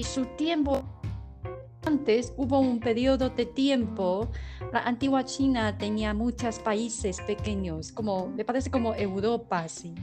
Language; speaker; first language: Spanish; non-native, learner; Chinese